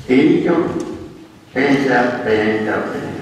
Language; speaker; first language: Portuguese; non-native, local second language; Kayapó